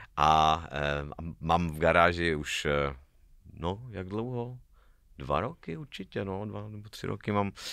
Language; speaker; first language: Czech; native; Czech